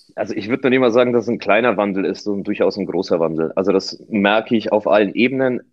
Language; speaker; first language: German; non-native, fluent; Polish